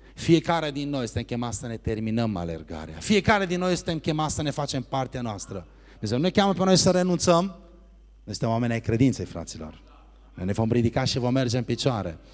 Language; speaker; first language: Romanian; early bilingual, heritage; Romanian